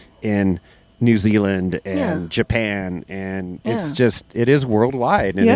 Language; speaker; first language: English; native; English